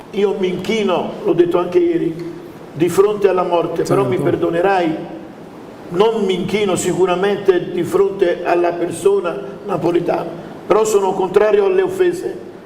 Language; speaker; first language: Italian; native; Italian